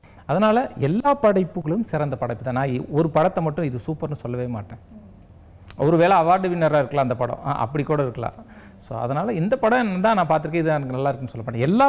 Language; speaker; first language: Tamil; native; Tamil